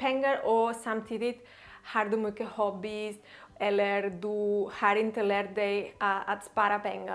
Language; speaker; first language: Swedish; non-native, learner; Catalan